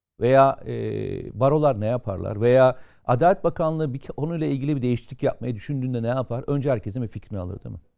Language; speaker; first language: Turkish; native; Turkish